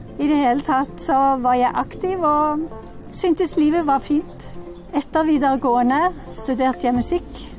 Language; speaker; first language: Norwegian; native; Norwegian